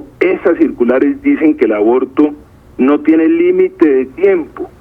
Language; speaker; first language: Spanish; native; Spanish